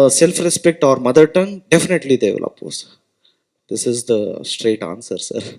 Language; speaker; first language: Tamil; non-native, learner; Kannada